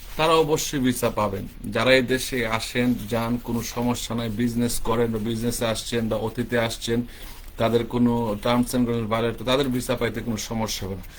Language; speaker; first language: Bangla; native; Bangla